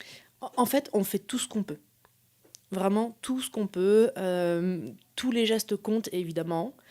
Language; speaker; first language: French; native; French